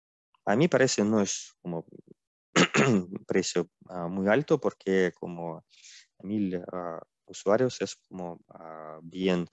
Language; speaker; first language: Spanish; non-native, fluent; Russian